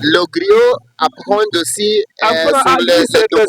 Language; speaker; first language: French; non-native, learner; Portuguese